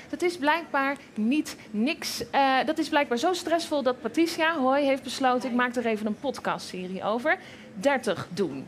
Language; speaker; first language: Dutch; native; Dutch